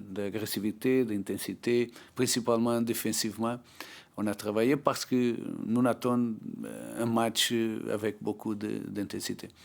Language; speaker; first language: French; non-native, learner; Portuguese